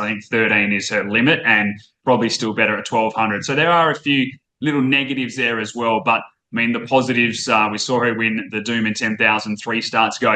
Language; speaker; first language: English; native; English